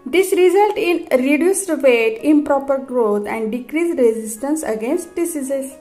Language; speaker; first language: English; non-native, local second language; Marathi